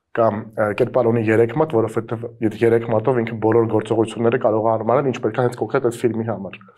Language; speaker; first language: Armenian; native; Armenian